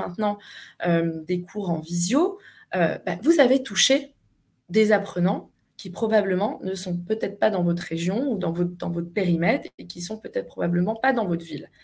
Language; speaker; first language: French; native; French